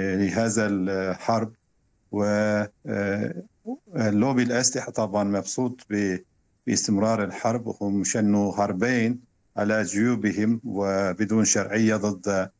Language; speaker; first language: Arabic; non-native, fluent; Turkish